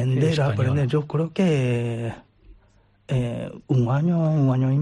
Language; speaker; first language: Spanish; non-native, learner; Japanese